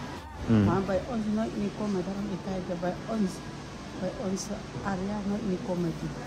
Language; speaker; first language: Dutch; non-native, learner; Indonesian